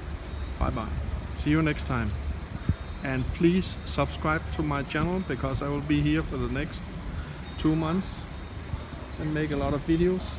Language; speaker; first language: English; non-native, fluent; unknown